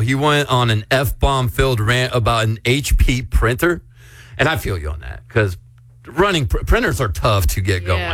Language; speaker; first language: English; native; English